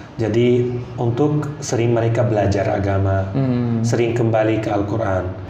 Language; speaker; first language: Indonesian; non-native, fluent; Arabic